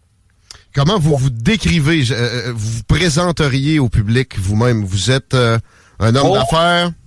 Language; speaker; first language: French; native; French